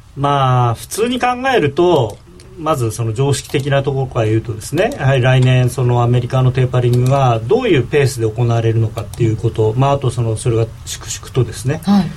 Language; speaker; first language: Japanese; native; Japanese